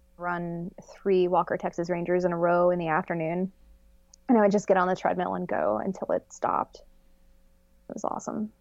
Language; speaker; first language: English; native; English